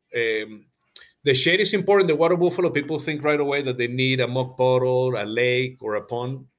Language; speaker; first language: English; non-native, fluent; Spanish